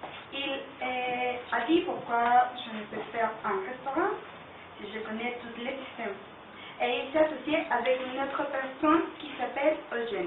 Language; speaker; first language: French; non-native, learner; Spanish